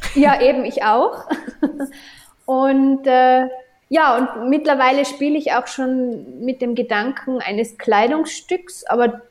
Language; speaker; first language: German; native; German